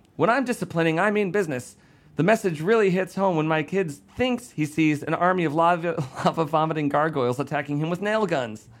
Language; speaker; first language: English; native; English